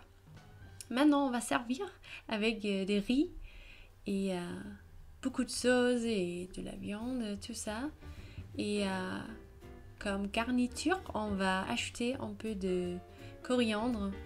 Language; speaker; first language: French; non-native, fluent; Danish